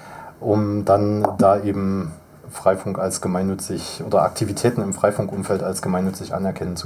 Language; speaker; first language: German; native; German